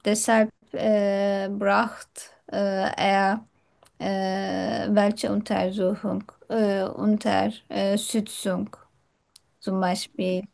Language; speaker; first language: German; non-native, learner; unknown